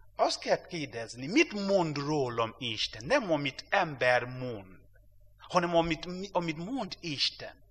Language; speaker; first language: Hungarian; non-native, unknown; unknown